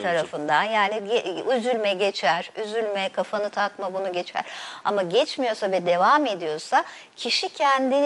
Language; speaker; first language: Turkish; native; Turkish